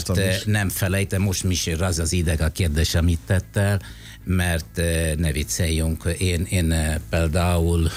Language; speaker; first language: Hungarian; non-native, fluent; Italian